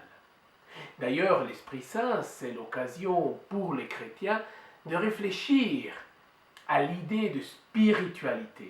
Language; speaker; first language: French; native; French